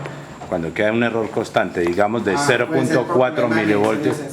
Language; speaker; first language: Spanish; native; Spanish